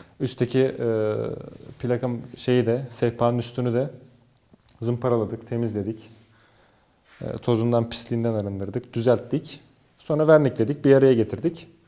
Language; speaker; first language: Turkish; native; Turkish